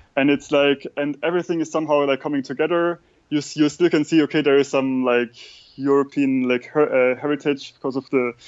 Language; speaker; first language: English; non-native, fluent; German